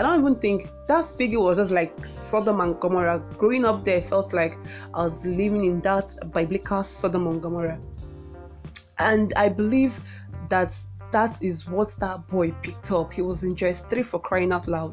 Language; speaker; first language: English; non-native, local second language; Igbo